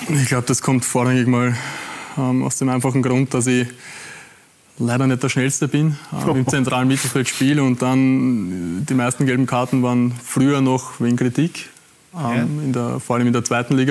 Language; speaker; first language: German; native; German